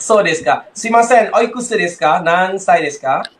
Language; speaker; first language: Japanese; non-native, fluent; Malay